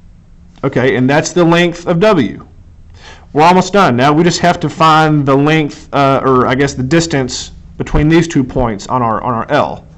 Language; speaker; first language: English; native; English